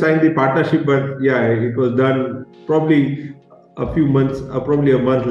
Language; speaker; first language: English; non-native, local second language; Gujarati